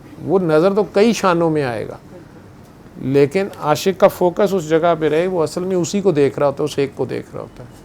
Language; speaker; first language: Urdu; non-native, local second language; Punjabi